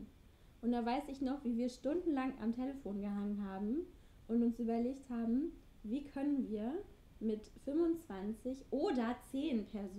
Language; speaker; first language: German; native; German